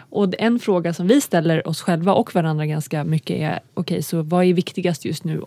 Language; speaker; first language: Swedish; native; Swedish